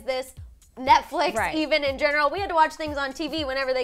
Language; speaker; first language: English; native; English